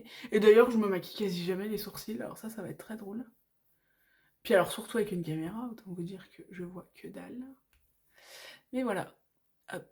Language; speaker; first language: French; native; French